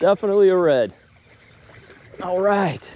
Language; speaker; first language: English; native; English